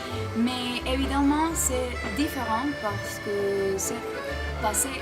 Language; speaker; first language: French; non-native, learner; Spanish